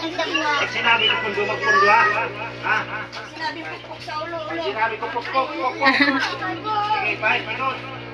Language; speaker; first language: Filipino; non-native, local second language; Bikol